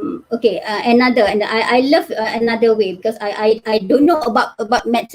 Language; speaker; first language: English; non-native, learner; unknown